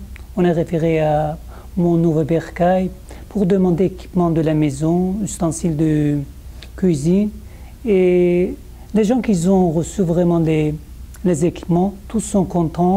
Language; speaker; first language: French; non-native, fluent; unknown